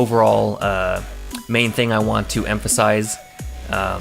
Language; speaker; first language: English; native; English